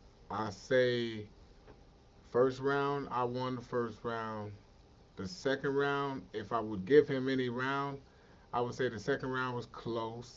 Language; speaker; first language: English; native; English